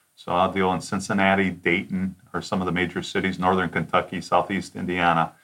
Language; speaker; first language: English; native; English